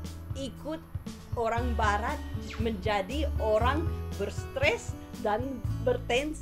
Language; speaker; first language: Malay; non-native, fluent; English